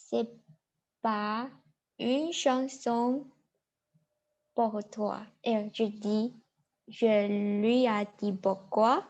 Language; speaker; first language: French; non-native, learner; Chinese